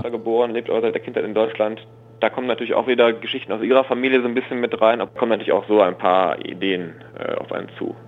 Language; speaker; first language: German; native; German